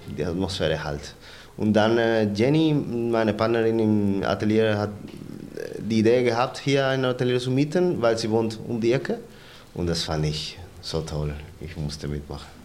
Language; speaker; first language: German; non-native, fluent; Spanish